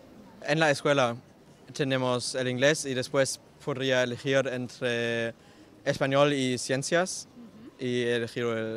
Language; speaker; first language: Spanish; non-native, fluent; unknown